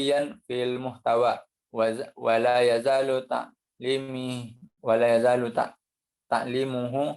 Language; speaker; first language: Arabic; non-native, learner; Indonesian